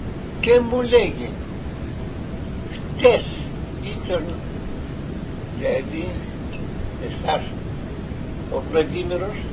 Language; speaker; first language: Greek; non-native, learner; Russian